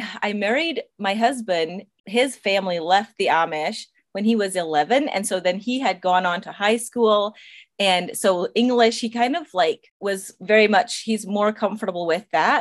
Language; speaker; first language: English; non-native, local second language; Pennsylvania German